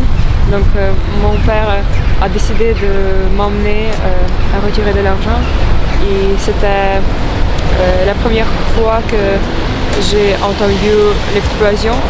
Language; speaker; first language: French; non-native, fluent; Ukrainian